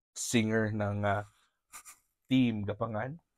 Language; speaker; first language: Filipino; non-native, local second language; Hiligaynon